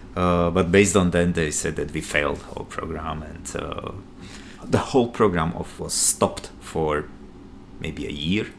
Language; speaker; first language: English; non-native, fluent; Slovak